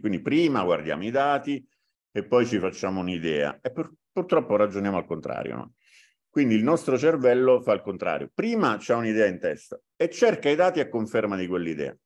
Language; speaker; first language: Italian; native; Italian